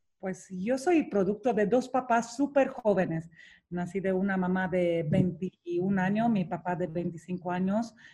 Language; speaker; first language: Spanish; non-native, fluent; Romanian